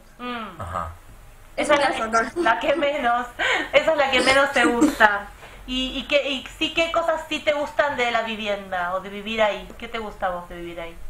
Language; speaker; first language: Spanish; native; Spanish